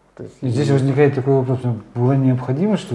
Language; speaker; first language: Russian; native; Russian